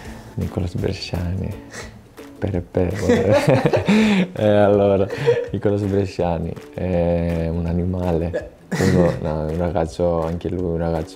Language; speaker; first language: Italian; non-native, fluent; Greek